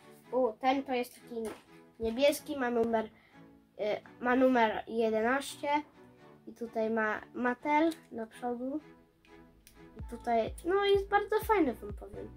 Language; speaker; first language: Polish; early bilingual, heritage; Polish